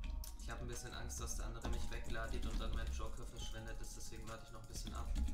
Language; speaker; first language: German; native; German